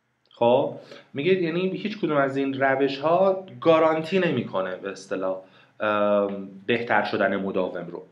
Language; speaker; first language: Persian; native; Persian